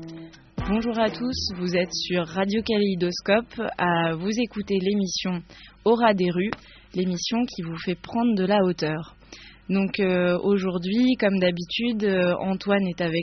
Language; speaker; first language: French; native; French